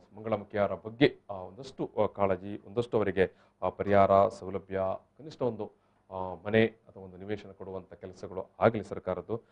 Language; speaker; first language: Kannada; non-native, local second language; Tulu